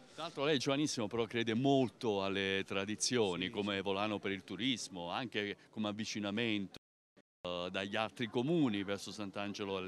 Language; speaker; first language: Italian; native; Italian